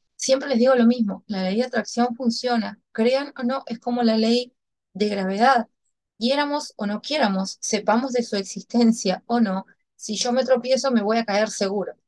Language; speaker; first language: Spanish; native; Spanish